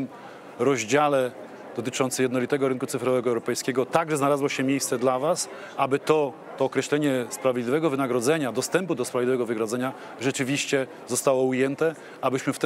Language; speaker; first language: Polish; native; Polish